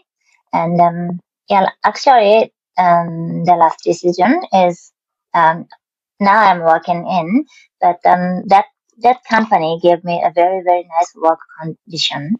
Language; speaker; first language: English; non-native, learner; Japanese